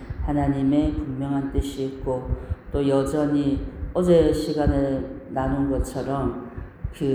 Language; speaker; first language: Korean; native; Korean